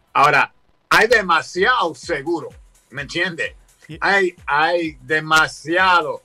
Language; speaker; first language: Spanish; early bilingual, heritage; Spanish